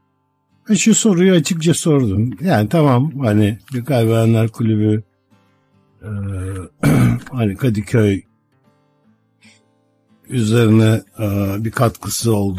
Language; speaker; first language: Turkish; native; Turkish